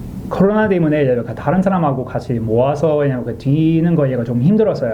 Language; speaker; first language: Korean; non-native, learner; English